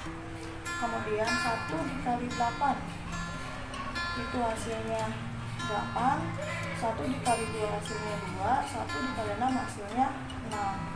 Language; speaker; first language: Indonesian; native; Indonesian